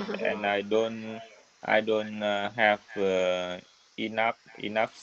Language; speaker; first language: English; non-native, learner; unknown